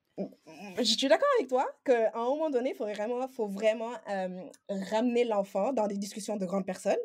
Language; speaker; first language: French; non-native, local second language; Wolof